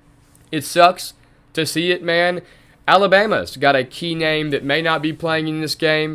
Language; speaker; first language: English; native; English